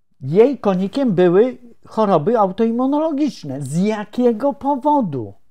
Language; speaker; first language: Polish; native; Polish